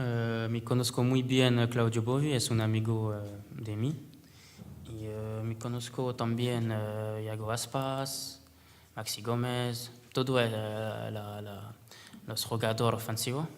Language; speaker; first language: Spanish; non-native, learner; French